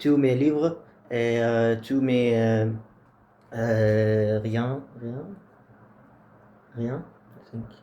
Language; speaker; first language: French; non-native, learner; Arabic